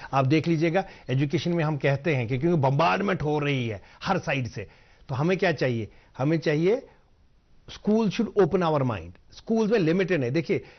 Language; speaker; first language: Hindi; non-native, local second language; Kashmiri